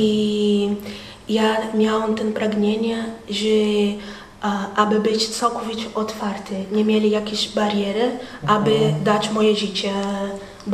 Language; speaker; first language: Polish; non-native, learner; Portuguese